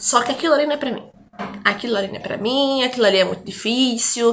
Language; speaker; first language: Portuguese; native; Portuguese